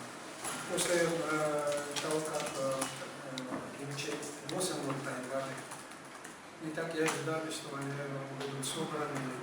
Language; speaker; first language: Russian; non-native, fluent; Georgian